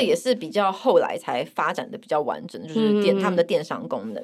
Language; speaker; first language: Chinese; native; Chinese